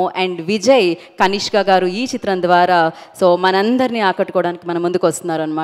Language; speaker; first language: Telugu; native; Telugu